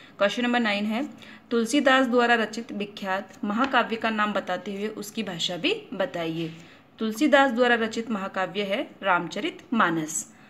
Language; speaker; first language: Hindi; native; Hindi